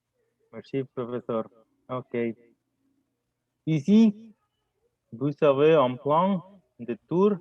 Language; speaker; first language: French; non-native, learner; Spanish